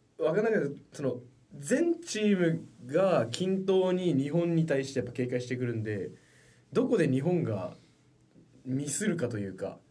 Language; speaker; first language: Japanese; native; Japanese